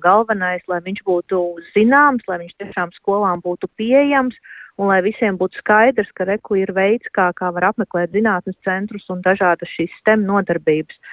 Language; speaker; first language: Latvian; native; Latvian